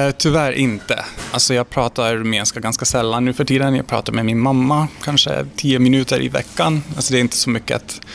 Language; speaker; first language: Swedish; non-native, fluent; Hungarian